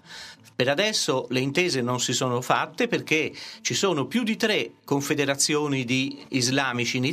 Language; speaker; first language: Italian; native; Italian